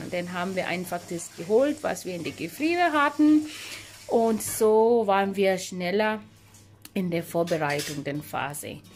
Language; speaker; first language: German; non-native, fluent; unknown